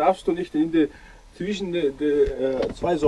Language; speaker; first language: German; non-native, learner; Mongolian